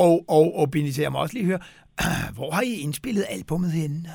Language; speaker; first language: Danish; native; Danish